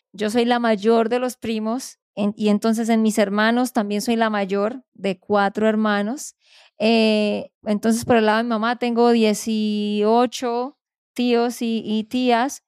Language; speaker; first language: Spanish; native; Spanish